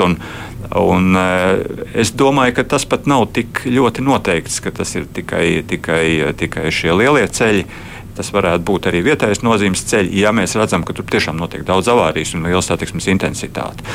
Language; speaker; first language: Latvian; native; Latvian